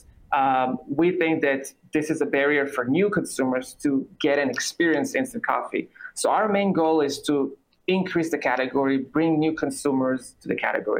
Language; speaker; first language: English; non-native, fluent; Hebrew